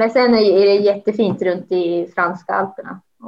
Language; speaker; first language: Swedish; native; Swedish